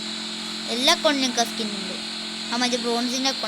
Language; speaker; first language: Malayalam; native; Malayalam